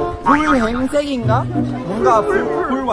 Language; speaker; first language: Korean; native; Korean